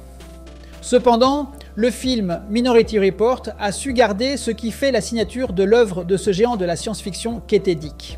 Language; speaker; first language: French; native; French